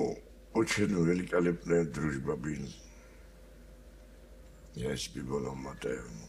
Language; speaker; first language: Russian; non-native, learner; Georgian